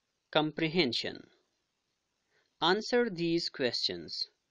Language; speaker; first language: English; non-native, local second language; Urdu